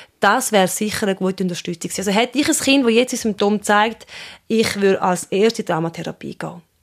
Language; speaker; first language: German; early bilingual, other home language; Swiss German